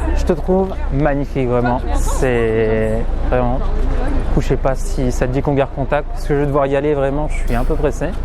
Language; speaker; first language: French; native; French